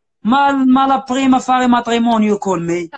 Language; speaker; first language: Italian; non-native, learner; Arabic